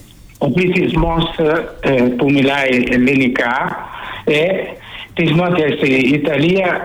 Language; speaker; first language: Greek; non-native, fluent; Italian